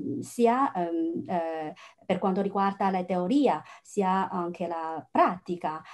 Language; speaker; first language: Italian; non-native, fluent; Chinese